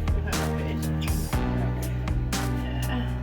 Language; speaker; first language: English; non-native, learner; Haitian Creole